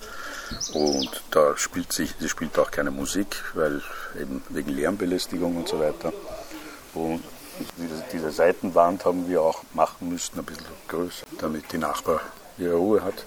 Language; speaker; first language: German; non-native, fluent; Persian